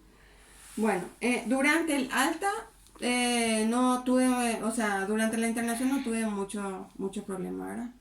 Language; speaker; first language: Spanish; native; Spanish